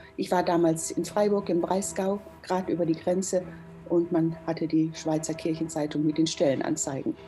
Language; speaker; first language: German; native; German